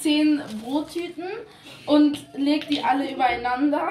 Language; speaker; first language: German; early bilingual, other home language; Aramaic